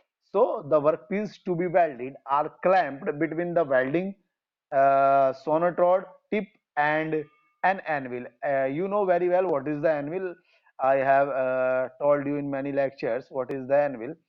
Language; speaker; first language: English; non-native, local second language; Hindi